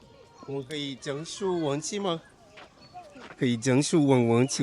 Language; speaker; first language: Chinese; non-native, learner; Portuguese